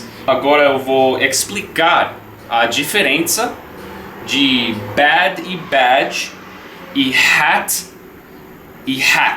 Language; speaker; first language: Portuguese; non-native, learner; English